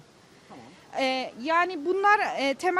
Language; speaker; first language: Turkish; early bilingual, heritage; Turkish